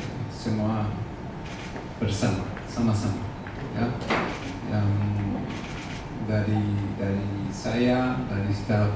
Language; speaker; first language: Indonesian; non-native, learner; Spanish